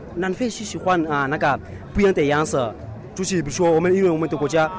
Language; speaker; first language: Chinese; non-native, fluent; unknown